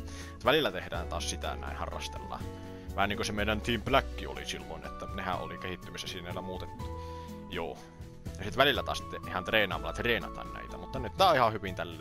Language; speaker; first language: Finnish; native; Finnish